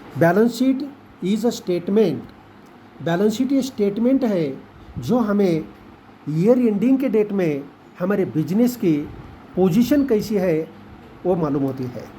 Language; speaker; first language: Hindi; non-native, local second language; Marathi